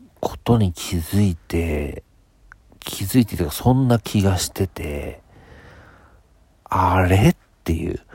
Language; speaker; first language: Japanese; native; Japanese